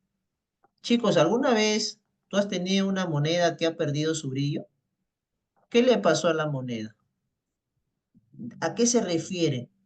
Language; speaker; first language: Spanish; native; Spanish